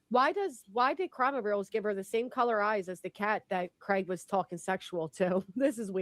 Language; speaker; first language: English; native; English